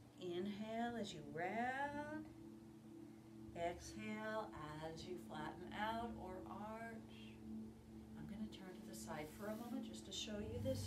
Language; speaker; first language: English; native; English